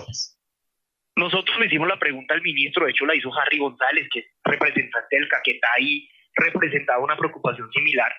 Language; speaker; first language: Spanish; native; Spanish